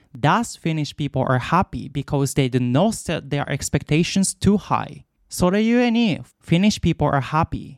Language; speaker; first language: English; non-native, fluent; Japanese